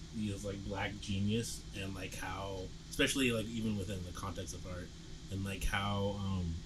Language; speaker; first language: English; native; English